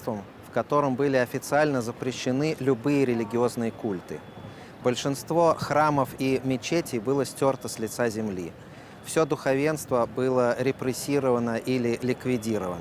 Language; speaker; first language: Russian; native; Russian